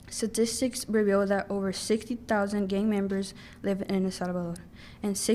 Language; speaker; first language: English; early bilingual, other home language; Spanish